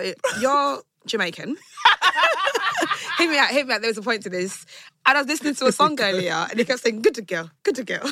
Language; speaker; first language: English; non-native, local second language; Yoruba